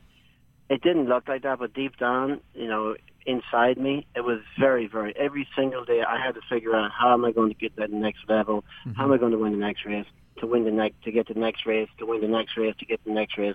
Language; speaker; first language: English; native; English